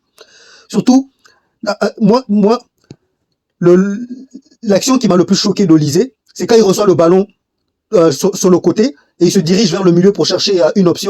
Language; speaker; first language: French; native; French